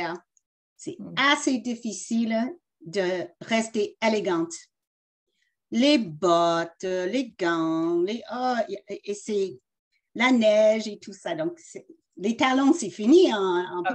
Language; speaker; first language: French; early bilingual, other home language; English